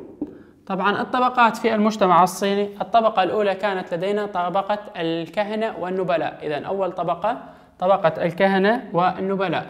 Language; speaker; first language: Arabic; non-native, local second language; Kurdish